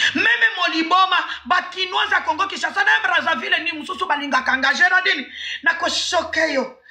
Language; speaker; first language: Lingala; non-native, local second language; Swahili